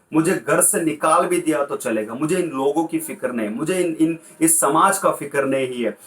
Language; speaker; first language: Hindi; non-native, local second language; Kannada